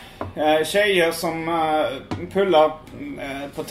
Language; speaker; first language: Swedish; native; Swedish